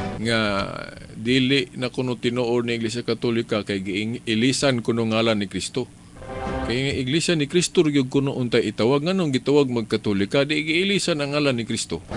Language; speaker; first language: Cebuano; native; Cebuano